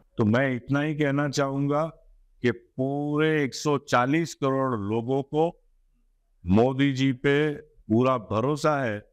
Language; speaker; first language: Hindi; non-native, local second language; Gujarati